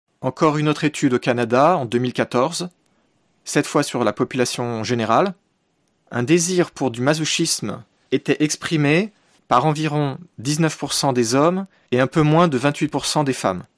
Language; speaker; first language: French; native; French